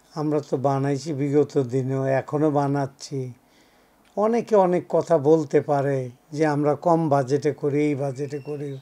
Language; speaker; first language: Bangla; native; Bangla